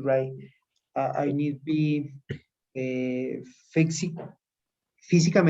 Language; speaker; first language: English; non-native, learner; Spanish